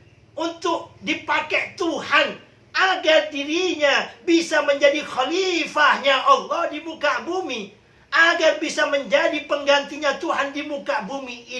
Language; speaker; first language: Indonesian; native; Indonesian